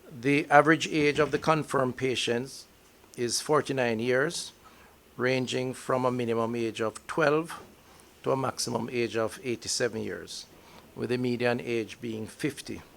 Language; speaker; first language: English; native; English